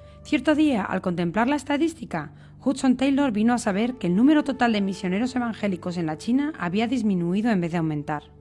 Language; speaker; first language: Spanish; native; Spanish